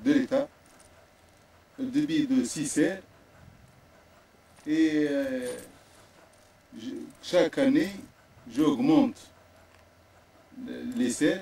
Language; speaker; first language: French; non-native, local second language; Arabic